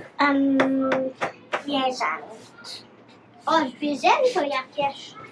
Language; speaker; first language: Polish; early bilingual, heritage; Polish